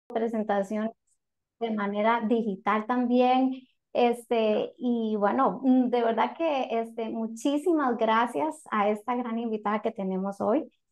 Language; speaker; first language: Spanish; native; Spanish